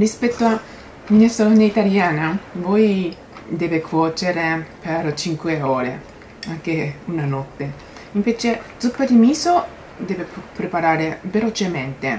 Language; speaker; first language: Italian; non-native, learner; Japanese